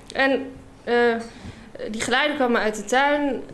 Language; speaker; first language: Dutch; non-native, fluent; English